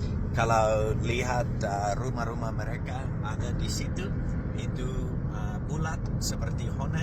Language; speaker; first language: Indonesian; non-native, fluent; English